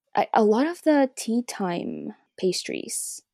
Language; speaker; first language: English; early bilingual, other home language; Spanish